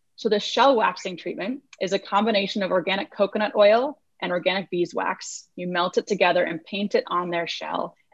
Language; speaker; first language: English; native; English